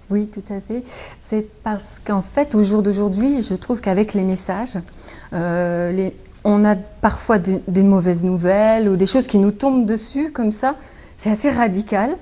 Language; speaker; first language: French; native; French